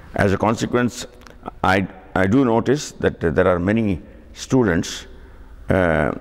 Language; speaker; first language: English; non-native, local second language; Tamil